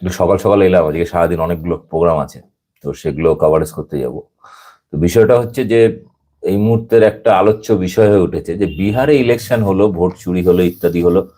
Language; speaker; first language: Bangla; native; Bangla